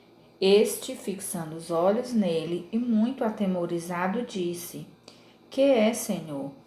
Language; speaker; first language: Portuguese; native; Portuguese